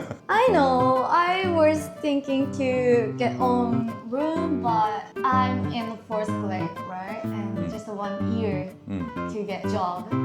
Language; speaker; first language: English; non-native, fluent; Japanese